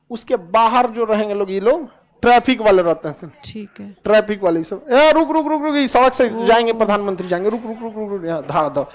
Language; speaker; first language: Hindi; native; Hindi